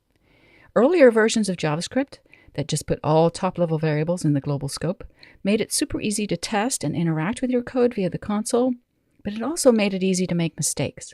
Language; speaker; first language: English; native; English